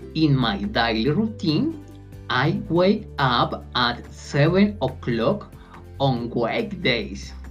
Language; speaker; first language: English; non-native, learner; Spanish